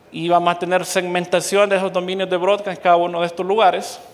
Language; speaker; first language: Spanish; native; Spanish